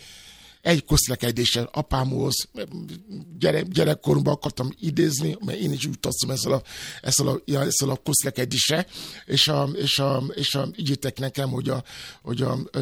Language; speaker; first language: Hungarian; non-native, fluent; Yoruba